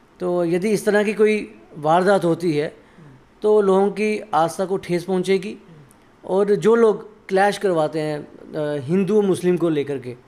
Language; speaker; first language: Hindi; native; Hindi